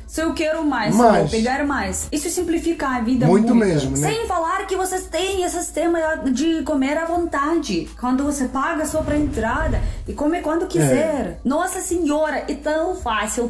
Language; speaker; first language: Portuguese; non-native, fluent; Russian